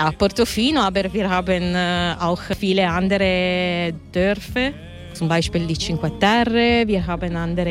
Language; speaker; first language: German; non-native, learner; Italian